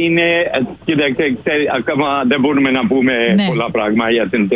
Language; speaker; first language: Greek; non-native, learner; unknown